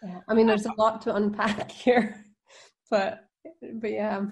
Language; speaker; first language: English; non-native, fluent; Norwegian